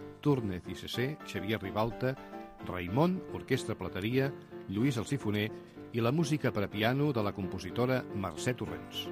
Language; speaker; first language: Catalan; native; Catalan